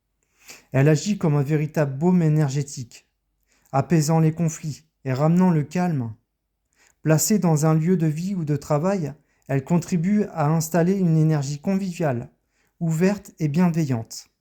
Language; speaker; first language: French; native; French